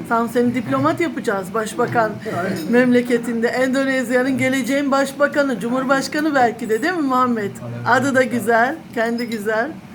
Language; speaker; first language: Turkish; native; Turkish